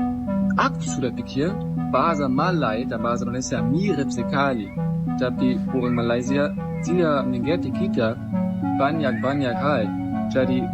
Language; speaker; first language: Indonesian; non-native, learner; German